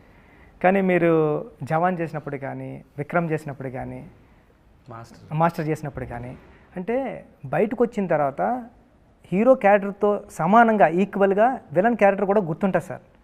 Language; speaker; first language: Telugu; native; Telugu